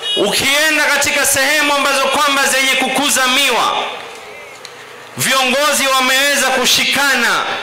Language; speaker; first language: Swahili; native; Swahili